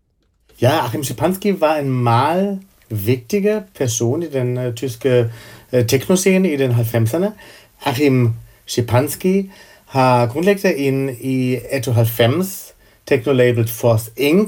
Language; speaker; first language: Danish; non-native, fluent; German